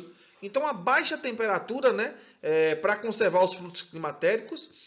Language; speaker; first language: Portuguese; native; Portuguese